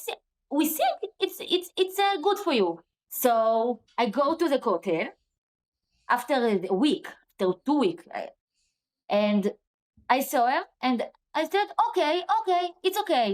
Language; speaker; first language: English; non-native, learner; Hebrew